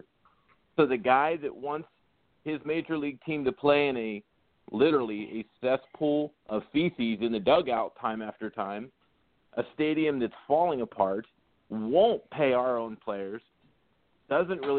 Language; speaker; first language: English; native; English